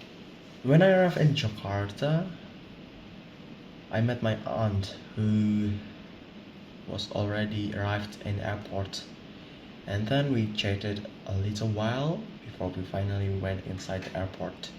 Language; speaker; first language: English; non-native, learner; Indonesian